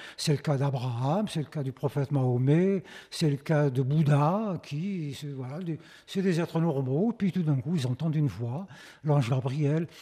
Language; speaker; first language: French; non-native, local second language; Arabic